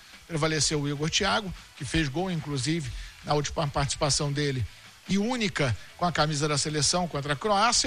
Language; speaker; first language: Portuguese; native; Portuguese